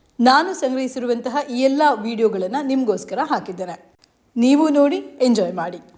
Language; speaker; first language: Kannada; non-native, local second language; Konkani